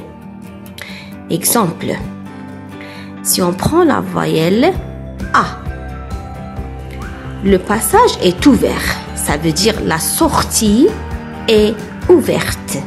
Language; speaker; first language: French; non-native, local second language; Arabic